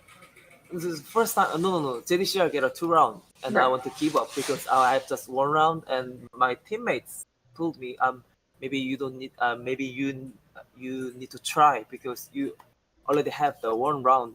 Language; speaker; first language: English; non-native, learner; Korean